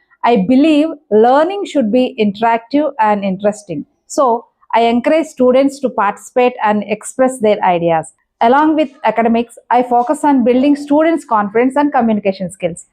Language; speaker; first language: English; non-native, local second language; Telugu